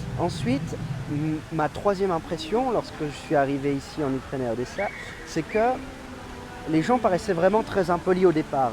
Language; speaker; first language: French; native; French